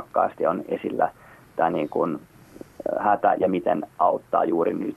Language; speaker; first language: Finnish; native; Finnish